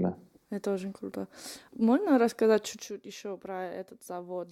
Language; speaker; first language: Russian; non-native, fluent; English